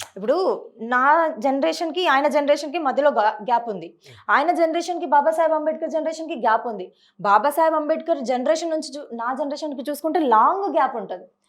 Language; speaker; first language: Telugu; early bilingual, heritage; Telugu